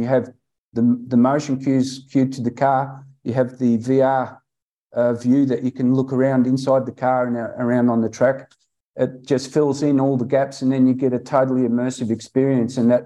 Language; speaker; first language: English; native; English